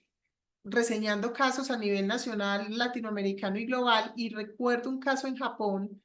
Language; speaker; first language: Spanish; native; Spanish